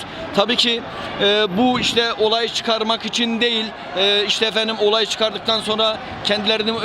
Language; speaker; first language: Turkish; native; Turkish